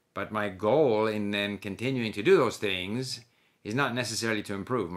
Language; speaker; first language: English; early bilingual, other home language; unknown